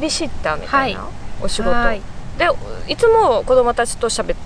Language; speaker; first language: Japanese; non-native, fluent; Russian